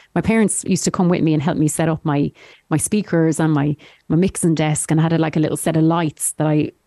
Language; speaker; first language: English; native; English